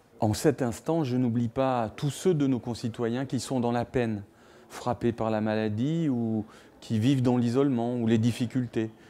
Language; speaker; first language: French; native; French